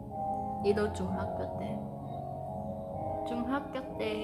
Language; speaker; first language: Korean; non-native, learner; Chinese